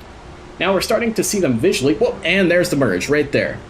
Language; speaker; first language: English; native; English